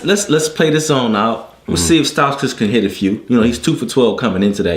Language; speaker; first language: English; native; English